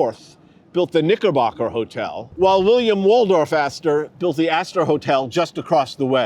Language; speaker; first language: English; native; English